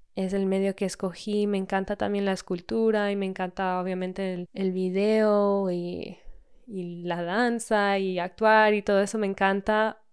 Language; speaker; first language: Spanish; early bilingual, heritage; Spanish